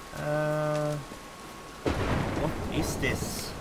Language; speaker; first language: English; non-native, fluent; Norwegian